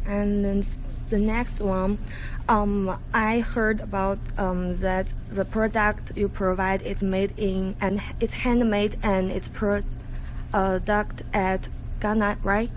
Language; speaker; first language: English; non-native, learner; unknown